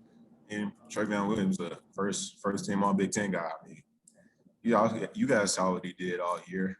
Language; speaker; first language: English; native; English